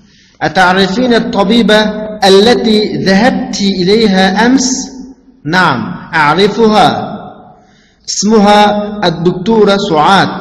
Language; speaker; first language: Arabic; non-native, fluent; Uzbek